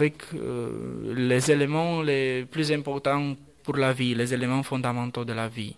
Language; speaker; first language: French; non-native, fluent; Romanian